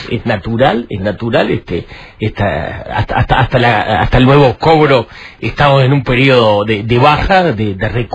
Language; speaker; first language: Spanish; native; Spanish